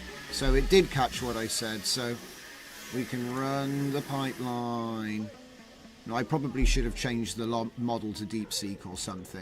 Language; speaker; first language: English; native; English